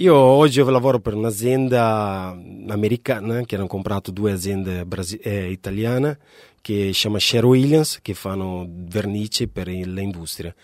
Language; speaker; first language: Italian; non-native, fluent; Portuguese